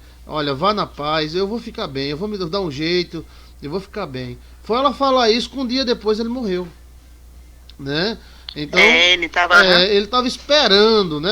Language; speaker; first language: Portuguese; native; Portuguese